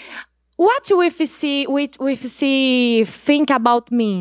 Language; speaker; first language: English; non-native, learner; Portuguese